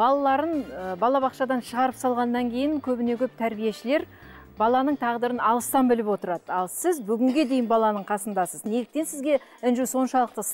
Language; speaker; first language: Kazakh; native; Kazakh